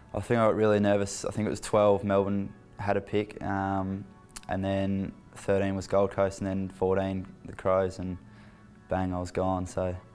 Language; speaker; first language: English; native; English